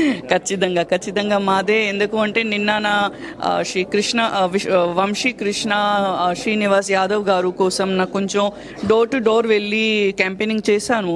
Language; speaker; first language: Telugu; non-native, learner; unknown